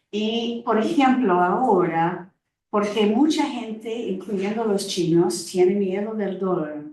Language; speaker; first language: Spanish; non-native, fluent; English